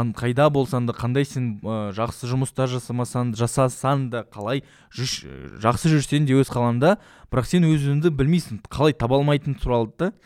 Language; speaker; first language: Kazakh; non-native, local second language; Russian